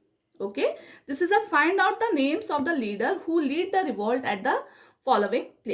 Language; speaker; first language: English; non-native, local second language; Hindi